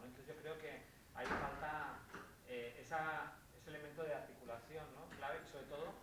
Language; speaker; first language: Spanish; native; Spanish